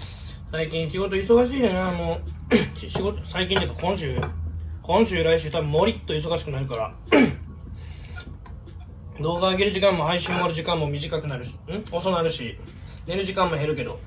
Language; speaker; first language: Japanese; native; Japanese